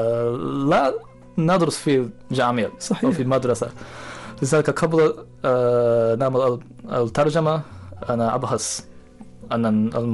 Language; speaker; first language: Arabic; non-native, learner; Japanese